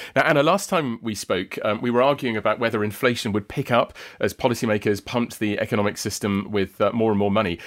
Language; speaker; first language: English; native; English